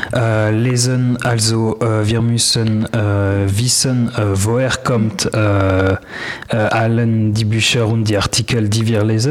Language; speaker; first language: German; non-native, learner; French